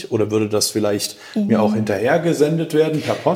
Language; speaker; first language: German; native; German